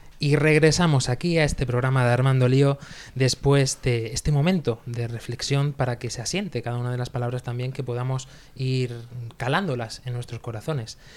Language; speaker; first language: Spanish; native; Spanish